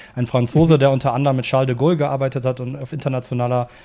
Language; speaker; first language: German; native; German